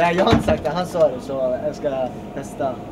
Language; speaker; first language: Swedish; native; Swedish